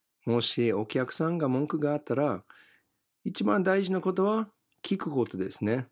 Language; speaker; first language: Japanese; non-native, fluent; English